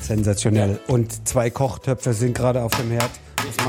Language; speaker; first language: German; native; German